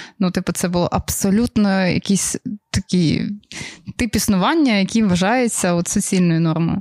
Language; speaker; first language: Ukrainian; native; Ukrainian